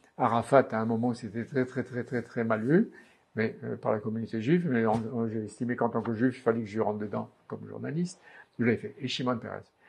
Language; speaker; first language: French; native; French